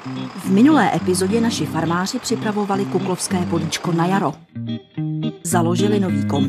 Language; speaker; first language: Czech; native; Czech